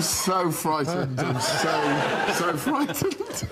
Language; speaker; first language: English; native; English